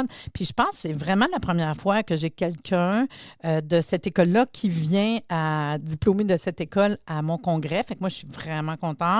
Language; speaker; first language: French; native; French